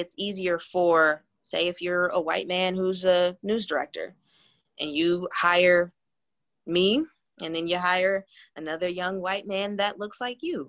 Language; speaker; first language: English; native; English